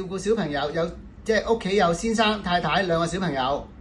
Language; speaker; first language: Cantonese; native; Cantonese